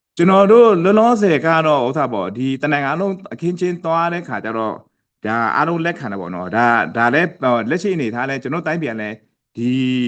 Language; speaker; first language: Burmese; non-native, local second language; Pa'o Karen